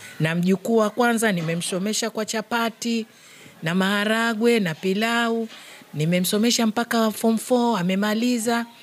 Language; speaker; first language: Swahili; native; Swahili